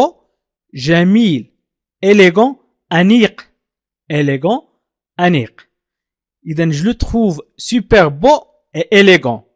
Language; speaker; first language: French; non-native, fluent; Arabic